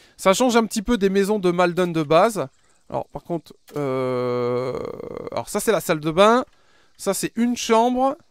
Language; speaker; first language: French; native; French